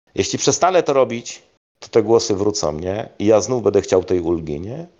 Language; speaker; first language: Polish; native; Polish